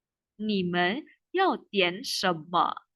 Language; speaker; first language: Chinese; non-native, fluent; Indonesian